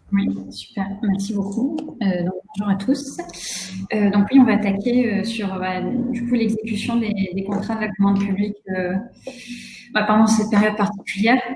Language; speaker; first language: French; native; French